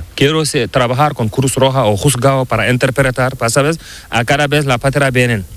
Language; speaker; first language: Spanish; non-native, learner; Fula